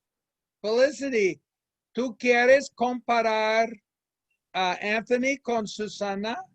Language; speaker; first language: Spanish; non-native, fluent; English